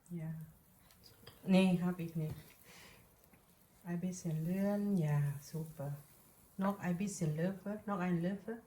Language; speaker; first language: German; non-native, learner; Thai